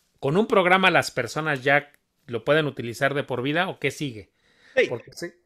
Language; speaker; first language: Spanish; native; Spanish